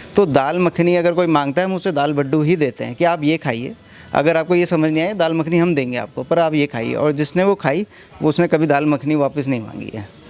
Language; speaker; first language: Hindi; native; Hindi